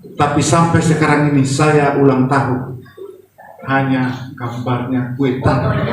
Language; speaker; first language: Indonesian; non-native, local second language; Batak Toba